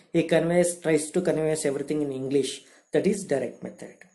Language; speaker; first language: English; non-native, local second language; Kannada